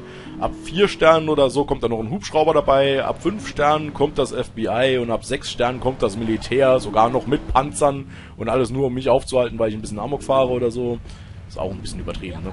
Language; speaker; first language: German; native; German